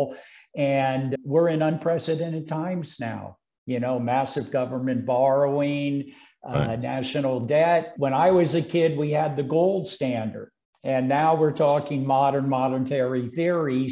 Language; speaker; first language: English; native; English